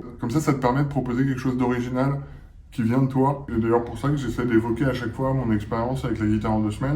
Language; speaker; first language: French; native; French